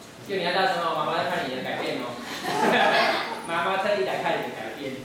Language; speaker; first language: Chinese; native; Chinese